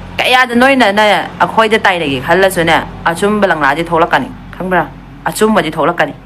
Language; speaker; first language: Manipuri; non-native, local second language; Thado Chin